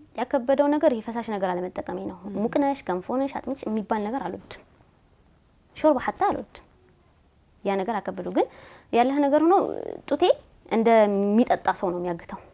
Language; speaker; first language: Amharic; native; Amharic